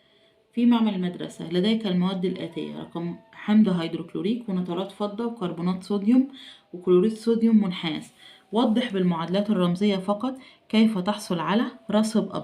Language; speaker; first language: Arabic; native; Arabic